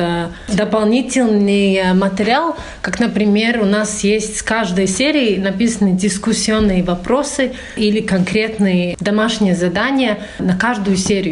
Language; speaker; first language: Russian; non-native, fluent; Latvian